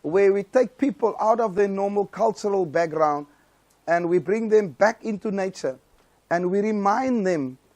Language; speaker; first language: English; non-native, local second language; Afrikaans